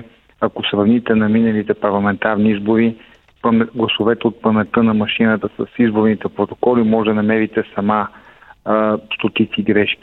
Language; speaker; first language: Bulgarian; native; Bulgarian